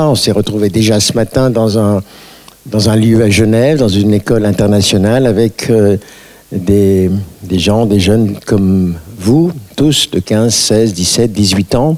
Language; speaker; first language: French; native; French